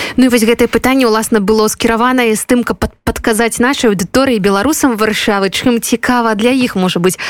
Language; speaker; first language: Belarusian; native; Belarusian